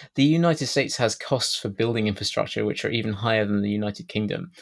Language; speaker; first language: English; native; English